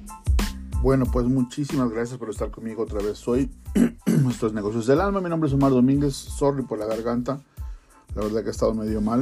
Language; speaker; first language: Spanish; native; Spanish